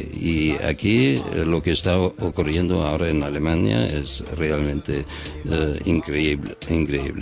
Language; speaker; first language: Spanish; non-native, fluent; German